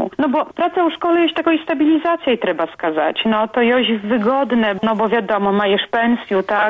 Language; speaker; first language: Polish; non-native, local second language; Belarusian